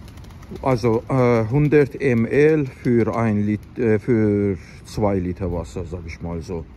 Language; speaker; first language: German; non-native, fluent; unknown